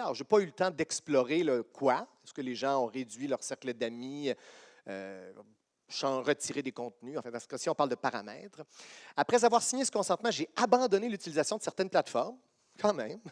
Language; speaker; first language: French; native; French